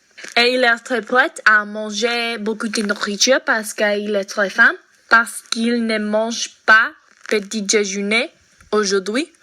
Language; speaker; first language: French; non-native, learner; English